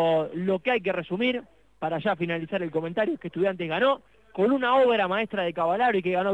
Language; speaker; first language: Spanish; native; Spanish